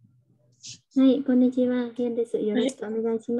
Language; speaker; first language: Japanese; non-native, fluent; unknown